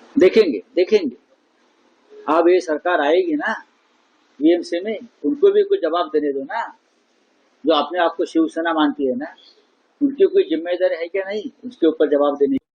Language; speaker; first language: Hindi; non-native, local second language; Marathi